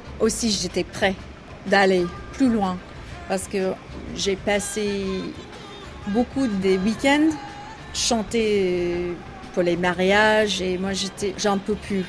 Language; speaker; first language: French; non-native, learner; English